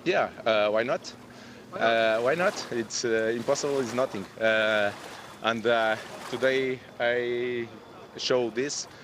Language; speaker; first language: English; non-native, learner; Spanish